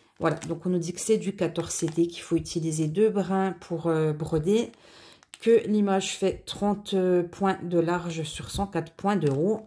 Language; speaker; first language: French; native; French